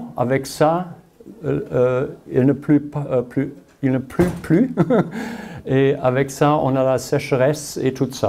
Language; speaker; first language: French; non-native, learner; German